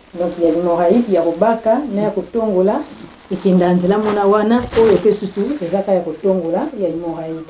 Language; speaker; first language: Lingala; non-native, local second language; Kongo